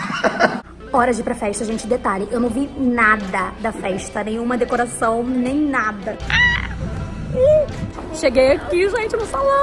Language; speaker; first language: Portuguese; native; Portuguese